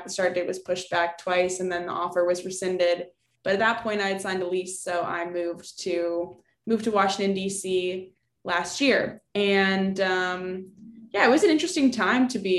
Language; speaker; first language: English; native; English